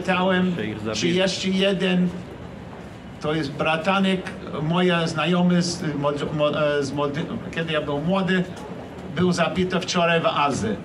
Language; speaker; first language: Polish; non-native, learner; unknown